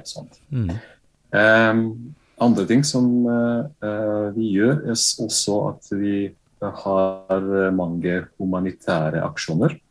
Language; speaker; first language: Norwegian; non-native, fluent; Bosnian